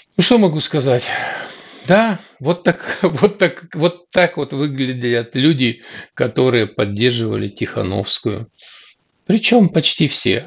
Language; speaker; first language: Russian; native; Russian